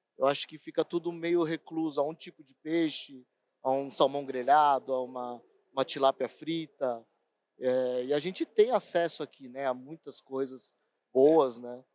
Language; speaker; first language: Portuguese; native; Portuguese